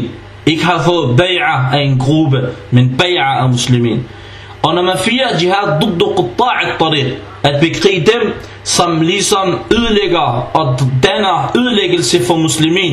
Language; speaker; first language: Danish; early bilingual, other home language; Arabic